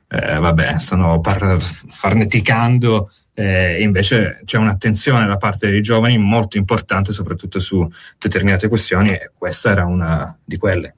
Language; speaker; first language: Italian; native; Italian